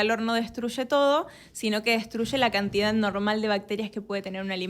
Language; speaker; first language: Spanish; native; Spanish